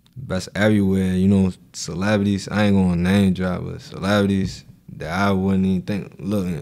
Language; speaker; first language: English; native; English